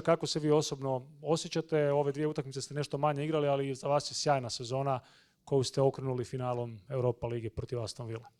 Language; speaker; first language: Bosnian; native; Bosnian